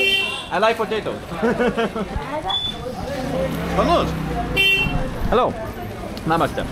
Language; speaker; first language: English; non-native, learner; Lithuanian